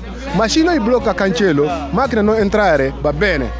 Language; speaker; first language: Italian; non-native, learner; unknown